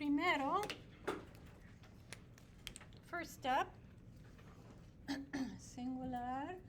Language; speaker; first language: Spanish; non-native, fluent; English